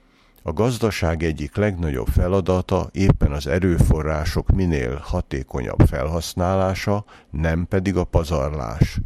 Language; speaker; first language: Hungarian; native; Hungarian